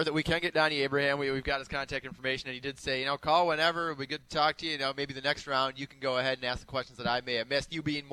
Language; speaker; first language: English; native; English